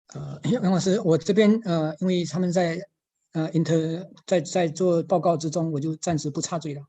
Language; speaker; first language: Chinese; native; Chinese